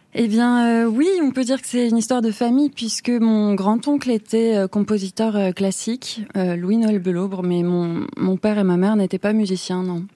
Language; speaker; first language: French; native; French